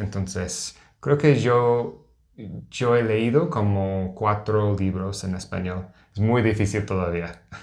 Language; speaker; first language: Spanish; non-native, learner; English